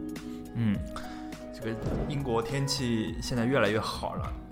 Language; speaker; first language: Chinese; native; Chinese